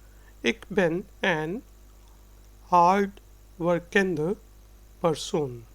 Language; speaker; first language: Dutch; non-native, learner; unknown